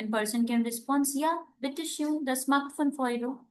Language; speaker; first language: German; non-native, learner; Hindi